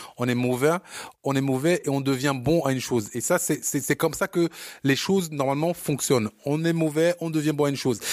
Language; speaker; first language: French; early bilingual, other home language; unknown